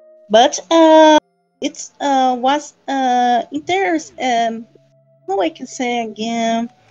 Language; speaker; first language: English; non-native, learner; Portuguese